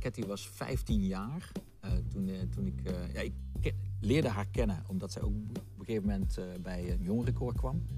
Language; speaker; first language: Dutch; native; Dutch